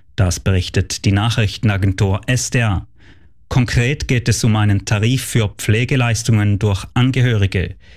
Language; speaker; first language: German; native; German